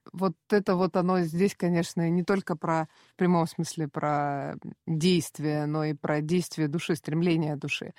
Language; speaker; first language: Russian; native; Russian